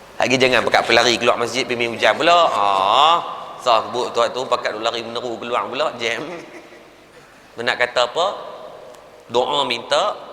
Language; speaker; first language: Malay; native; Malay